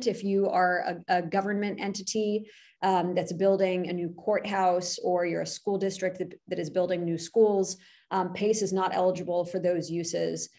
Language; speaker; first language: English; native; English